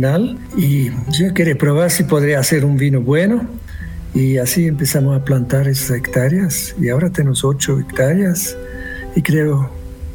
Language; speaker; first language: Spanish; non-native, fluent; Swiss German